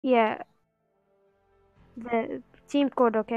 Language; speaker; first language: English; non-native, learner; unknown